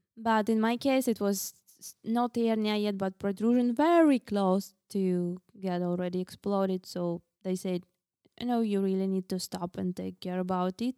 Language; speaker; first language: English; non-native, fluent; Russian